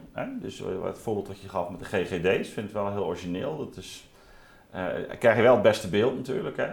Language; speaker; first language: Dutch; native; Dutch